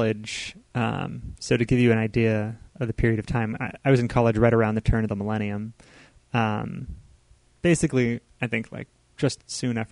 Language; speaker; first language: English; native; English